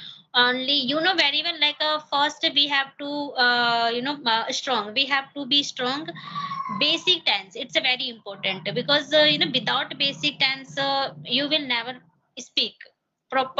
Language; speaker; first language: English; non-native, learner; Hindi